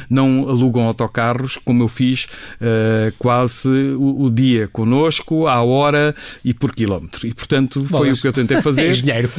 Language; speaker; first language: Portuguese; native; Portuguese